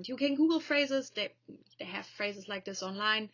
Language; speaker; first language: English; non-native, fluent; German